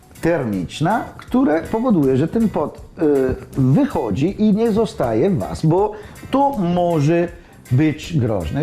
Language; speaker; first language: Polish; non-native, learner; Italian